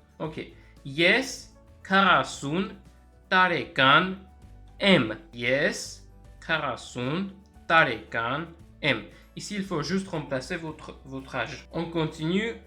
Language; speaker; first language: French; native; French